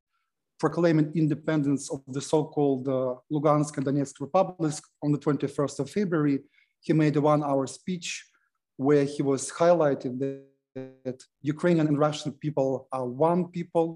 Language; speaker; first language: English; non-native, fluent; Russian